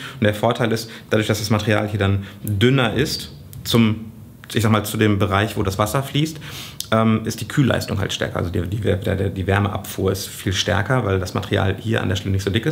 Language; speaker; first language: German; native; German